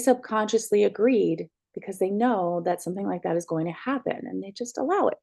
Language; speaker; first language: English; native; English